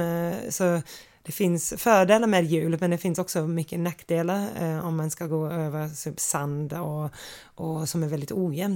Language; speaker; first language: Swedish; non-native, fluent; English